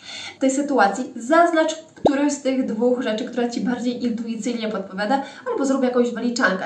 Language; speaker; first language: Polish; native; Polish